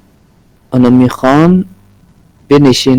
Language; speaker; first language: Persian; non-native, learner; Urdu